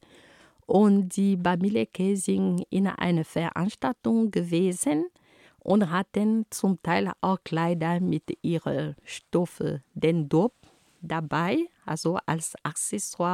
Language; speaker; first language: German; non-native, fluent; Ghomala